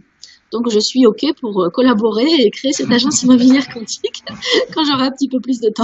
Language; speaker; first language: French; native; French